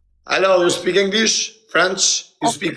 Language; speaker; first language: English; non-native, learner; Albanian